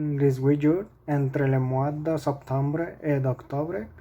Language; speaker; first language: French; non-native, learner; Spanish